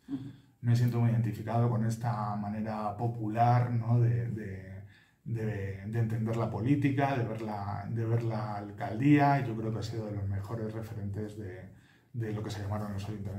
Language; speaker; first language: Spanish; native; Spanish